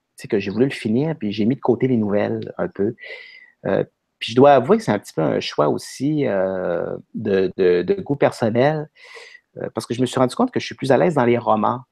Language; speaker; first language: French; native; French